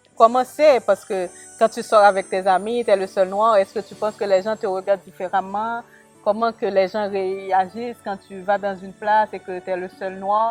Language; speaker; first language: French; native; French